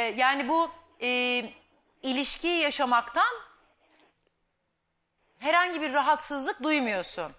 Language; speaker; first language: Turkish; native; Turkish